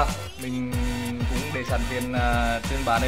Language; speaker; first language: Vietnamese; non-native, learner; Portuguese